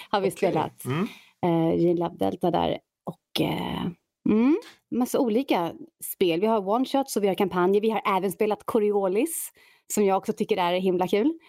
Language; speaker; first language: Swedish; native; Swedish